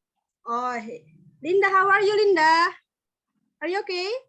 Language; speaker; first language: English; non-native, fluent; Indonesian